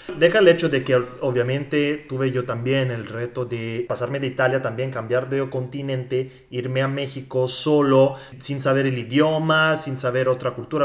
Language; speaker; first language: Spanish; non-native, fluent; Italian